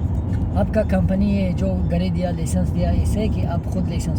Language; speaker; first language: Hindi; non-native, learner; Tajik